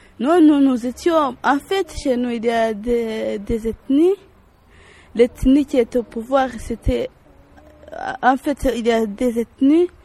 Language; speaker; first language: French; non-native, local second language; Kinyarwanda